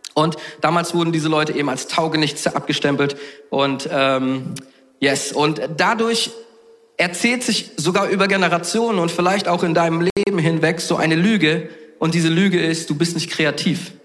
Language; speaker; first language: German; native; German